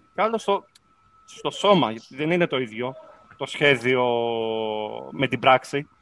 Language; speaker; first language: Greek; native; Greek